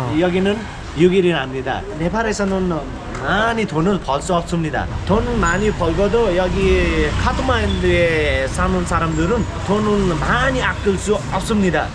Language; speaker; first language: Korean; non-native, learner; Nepali